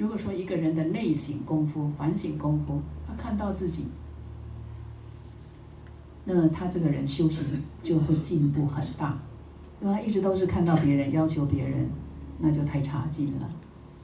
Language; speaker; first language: Chinese; native; Chinese